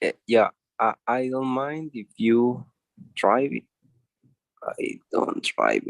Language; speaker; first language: English; non-native, learner; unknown